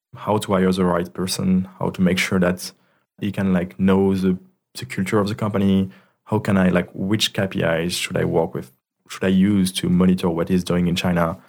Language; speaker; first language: English; non-native, fluent; French